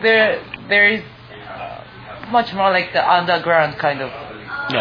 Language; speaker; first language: English; non-native, fluent; Japanese